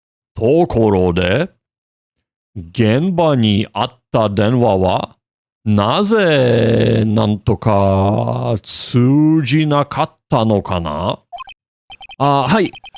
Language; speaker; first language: Japanese; non-native, learner; English